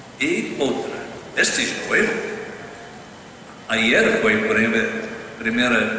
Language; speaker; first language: Spanish; non-native, learner; English